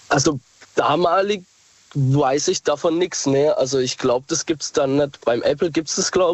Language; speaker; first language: German; native; German